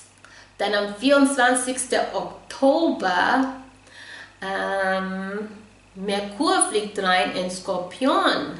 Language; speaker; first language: German; non-native, fluent; English